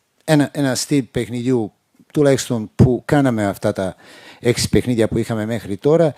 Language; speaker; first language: Greek; non-native, fluent; Serbian